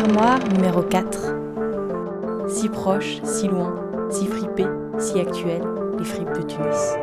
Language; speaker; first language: French; native; French